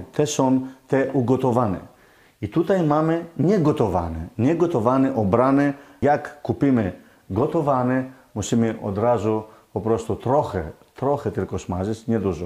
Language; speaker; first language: Polish; non-native, learner; Greek